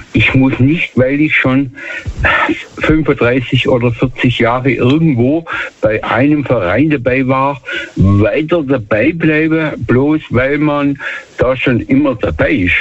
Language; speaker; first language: German; native; German